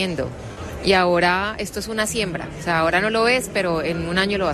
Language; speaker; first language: Spanish; native; Spanish